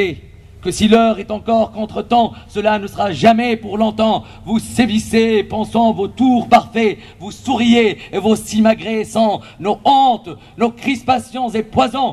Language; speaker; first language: French; non-native, local second language; Arabic